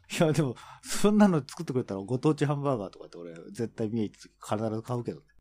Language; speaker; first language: Japanese; native; Japanese